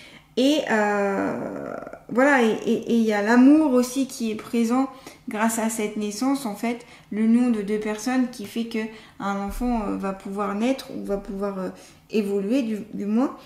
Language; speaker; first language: French; native; French